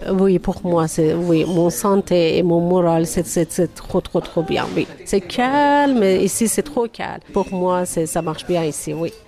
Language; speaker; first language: French; non-native, learner; Persian